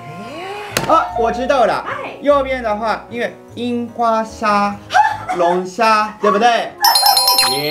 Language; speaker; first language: Chinese; non-native, fluent; Japanese